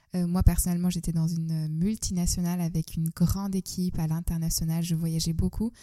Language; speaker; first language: French; non-native, fluent; Turkish